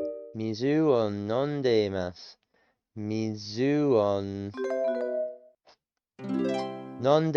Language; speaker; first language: Japanese; non-native, learner; English